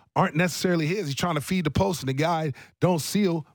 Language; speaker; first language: English; native; English